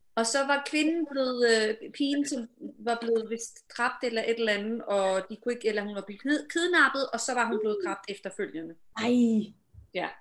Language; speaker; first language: Danish; early bilingual, other home language; Urdu